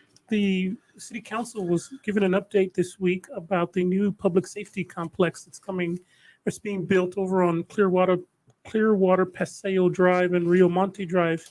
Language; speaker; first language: English; native; English